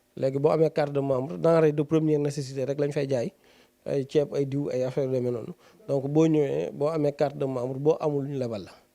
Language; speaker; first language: Wolof; native; Wolof